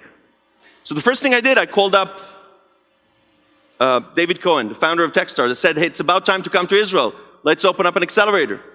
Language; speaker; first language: English; non-native, fluent; Hebrew